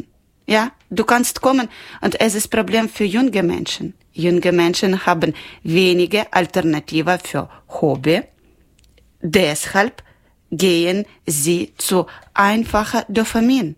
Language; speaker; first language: German; non-native, local second language; Ukrainian